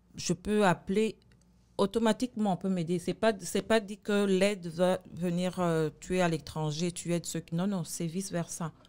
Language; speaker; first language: French; non-native, local second language; Lingala